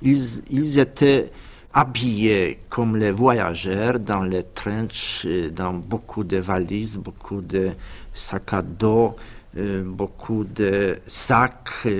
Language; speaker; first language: French; non-native, fluent; Polish